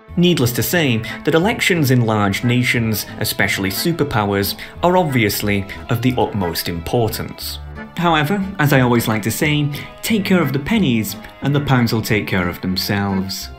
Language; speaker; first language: English; native; English